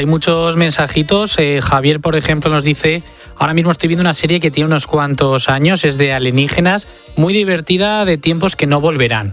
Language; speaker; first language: Spanish; native; Spanish